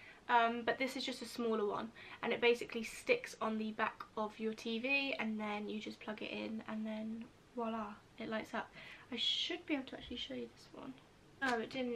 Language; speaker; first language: English; native; English